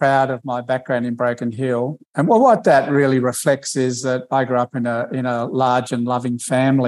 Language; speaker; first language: English; native; English